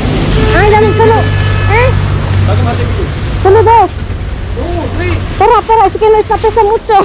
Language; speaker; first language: Spanish; non-native, learner; Filipino